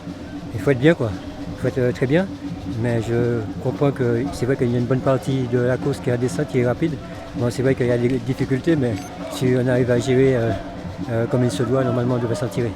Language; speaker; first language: French; native; French